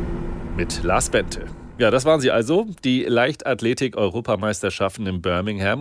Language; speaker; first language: German; native; German